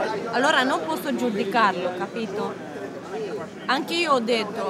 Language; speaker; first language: Italian; non-native, learner; Romanian